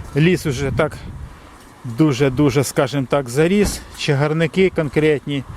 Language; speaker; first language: Ukrainian; native; Ukrainian